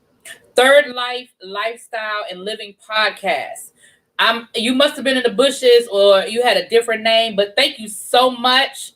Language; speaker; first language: English; native; English